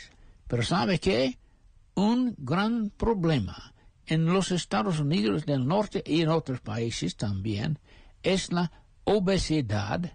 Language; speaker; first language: Spanish; non-native, fluent; English